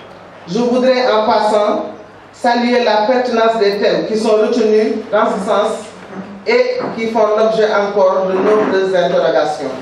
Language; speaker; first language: French; non-native, local second language; Wolof